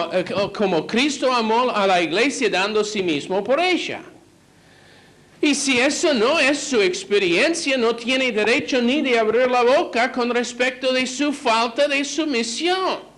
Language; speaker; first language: Spanish; non-native, fluent; English